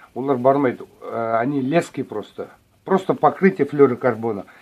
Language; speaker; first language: Russian; non-native, local second language; Kazakh